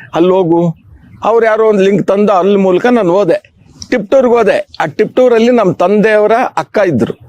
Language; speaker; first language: Kannada; native; Kannada